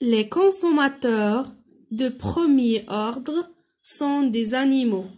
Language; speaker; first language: French; non-native, local second language; Arabic